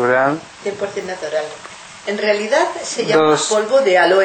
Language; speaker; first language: Spanish; native; Spanish